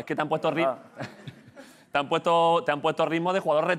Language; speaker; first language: Spanish; native; Spanish